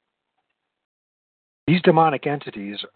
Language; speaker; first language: English; native; English